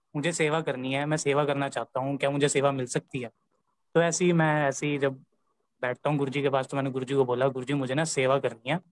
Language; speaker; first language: Hindi; native; Hindi